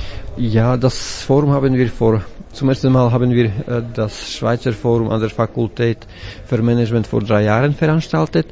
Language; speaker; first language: German; non-native, fluent; Slovak